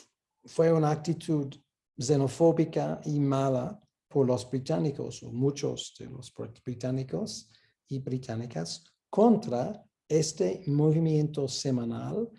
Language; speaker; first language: Spanish; non-native, fluent; English